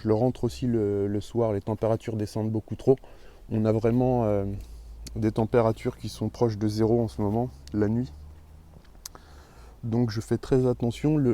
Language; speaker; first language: French; native; French